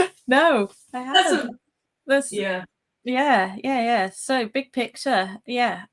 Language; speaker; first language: English; native; English